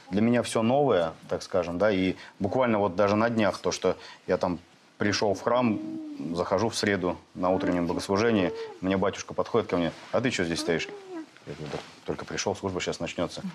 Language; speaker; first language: Russian; native; Russian